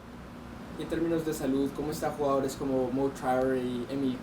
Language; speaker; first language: Spanish; native; Spanish